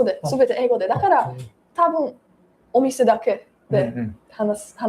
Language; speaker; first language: Japanese; non-native, learner; Slovak